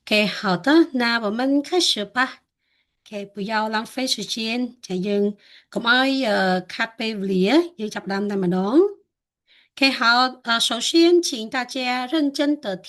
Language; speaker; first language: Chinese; non-native, fluent; Khmer